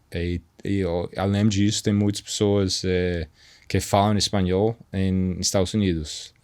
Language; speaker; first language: Portuguese; non-native, fluent; English